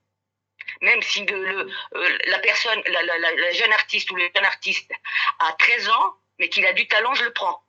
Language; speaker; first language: French; native; French